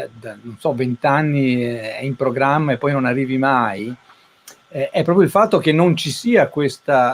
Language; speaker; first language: Italian; native; Italian